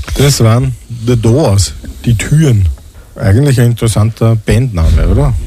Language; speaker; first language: German; native; German